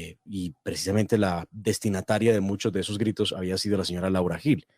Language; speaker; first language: Spanish; native; Spanish